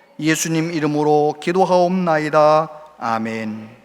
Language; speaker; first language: Korean; native; Korean